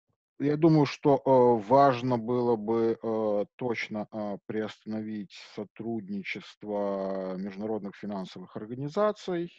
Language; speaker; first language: Russian; native; Russian